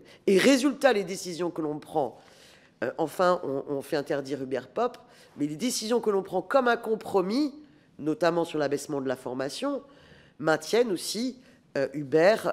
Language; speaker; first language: French; native; French